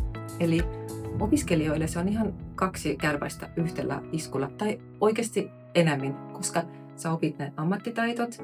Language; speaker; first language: Finnish; non-native, fluent; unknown